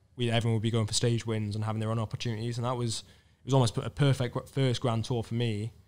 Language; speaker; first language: English; native; English